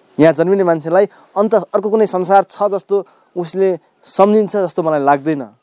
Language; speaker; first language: Nepali; native; Nepali